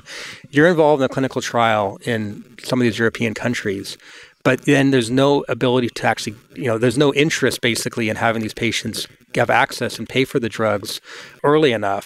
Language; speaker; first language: English; native; English